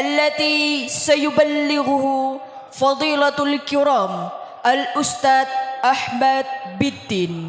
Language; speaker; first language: Arabic; non-native, learner; Indonesian